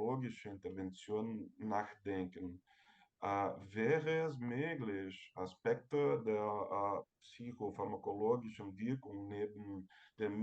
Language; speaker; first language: German; non-native, fluent; Portuguese